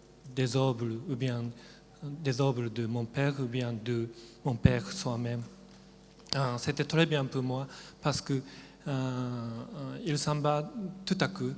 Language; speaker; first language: French; non-native, learner; Japanese